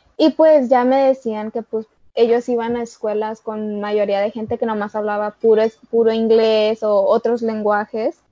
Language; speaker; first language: Spanish; early bilingual, heritage; Spanish